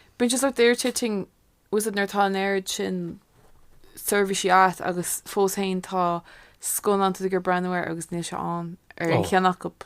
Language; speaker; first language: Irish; non-native, local second language; English